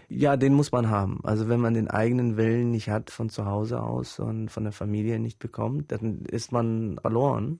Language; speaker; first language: German; early bilingual, other home language; Pashto